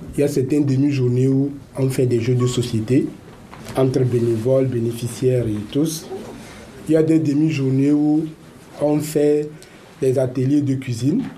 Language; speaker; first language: French; native; French